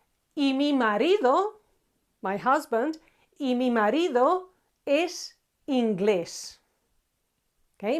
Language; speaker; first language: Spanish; non-native, fluent; Croatian